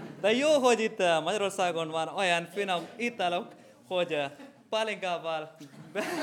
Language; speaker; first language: Hungarian; non-native, learner; Malayalam